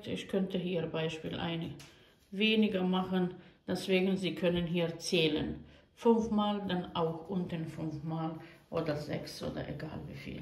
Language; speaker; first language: German; non-native, learner; Croatian